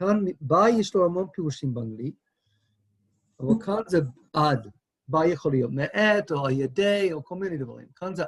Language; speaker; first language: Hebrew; non-native, fluent; English